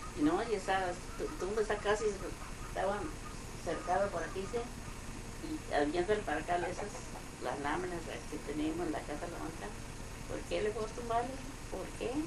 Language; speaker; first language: Spanish; non-native, local second language; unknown